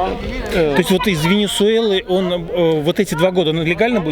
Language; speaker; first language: Russian; native; Russian